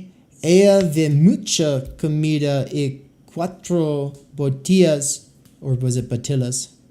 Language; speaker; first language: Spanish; non-native, learner; English